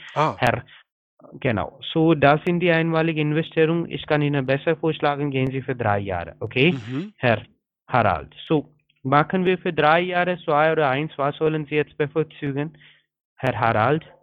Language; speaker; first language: German; non-native, fluent; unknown